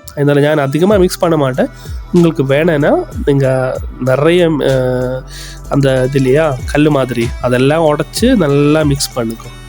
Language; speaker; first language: Tamil; non-native, learner; Malayalam